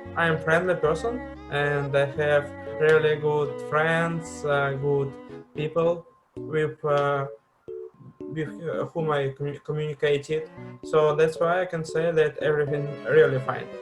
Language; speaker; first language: English; non-native, fluent; Russian